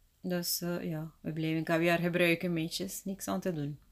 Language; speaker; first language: Dutch; non-native, fluent; Spanish